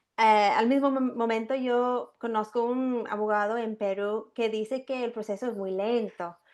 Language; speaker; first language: Spanish; non-native, fluent; English